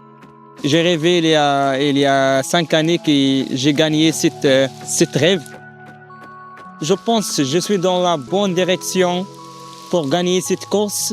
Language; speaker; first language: French; non-native, learner; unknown